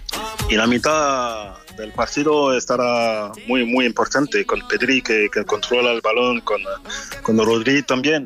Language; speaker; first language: Spanish; non-native, fluent; French